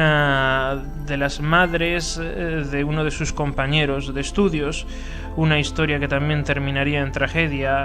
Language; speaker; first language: Spanish; native; Spanish